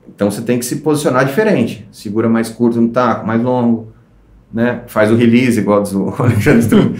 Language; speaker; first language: Portuguese; native; Portuguese